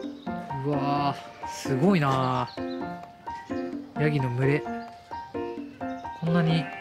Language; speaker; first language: Japanese; native; Japanese